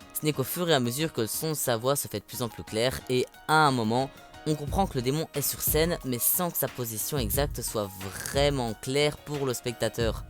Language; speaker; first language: French; native; French